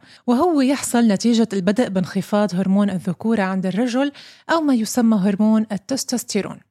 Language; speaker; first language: Arabic; native; Arabic